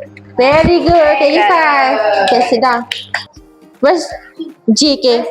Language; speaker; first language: English; non-native, local second language; Malay